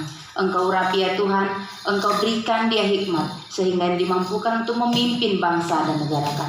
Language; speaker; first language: Indonesian; native; Indonesian